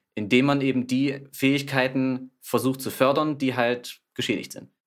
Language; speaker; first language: German; native; German